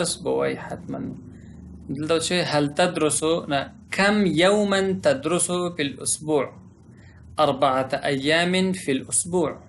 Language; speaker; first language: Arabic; non-native, fluent; Pashto